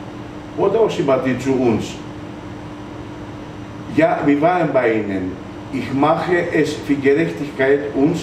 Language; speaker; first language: German; non-native, fluent; Greek